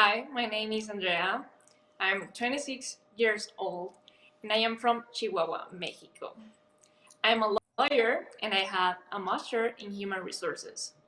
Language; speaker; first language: English; non-native, fluent; Spanish